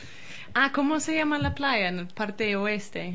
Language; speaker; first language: Spanish; non-native, learner; English